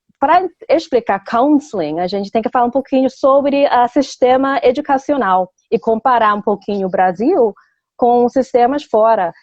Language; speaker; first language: Portuguese; non-native, fluent; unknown